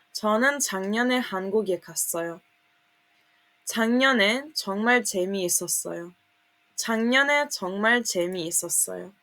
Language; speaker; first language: Korean; non-native, fluent; Serbian